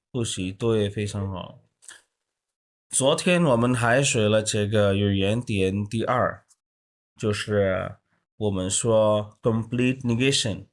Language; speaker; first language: Chinese; non-native, fluent; Urdu